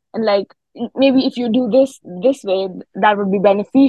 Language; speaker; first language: English; non-native, local second language; Hindi